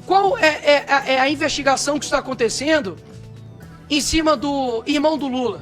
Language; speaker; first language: Portuguese; native; Portuguese